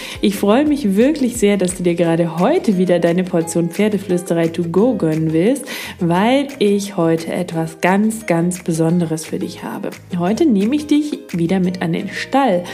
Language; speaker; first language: German; native; German